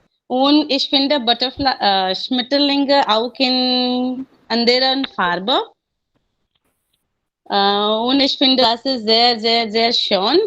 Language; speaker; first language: German; non-native, learner; Hindi